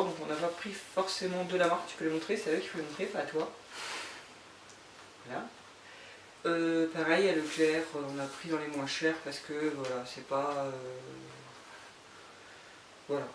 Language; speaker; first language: French; native; French